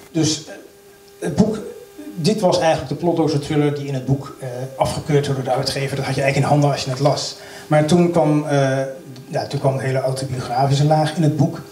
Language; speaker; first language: Dutch; native; Dutch